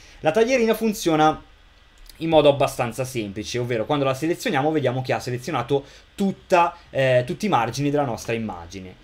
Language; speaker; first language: Italian; native; Italian